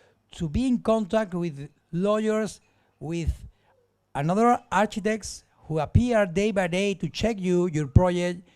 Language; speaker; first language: English; non-native, learner; Spanish